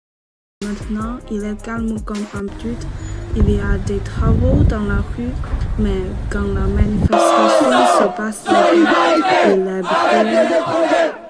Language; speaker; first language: French; non-native, learner; Chinese